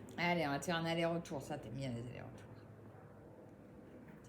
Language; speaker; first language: French; native; French